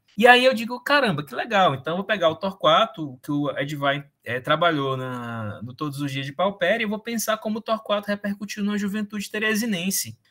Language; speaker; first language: Portuguese; native; Portuguese